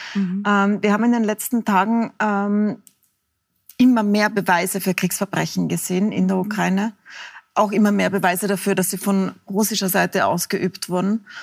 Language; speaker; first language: German; native; German